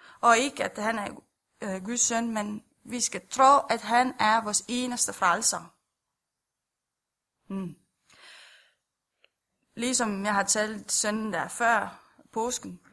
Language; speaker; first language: Danish; non-native, fluent; Romanian